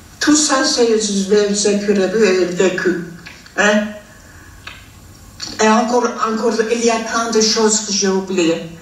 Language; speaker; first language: French; non-native, fluent; Armenian